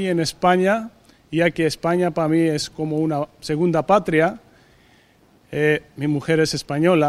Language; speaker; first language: Spanish; non-native, fluent; Greek